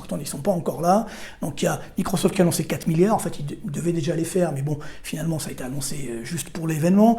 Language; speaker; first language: French; native; French